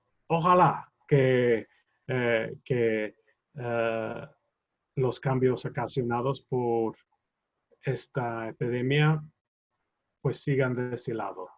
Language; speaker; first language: Spanish; non-native, fluent; English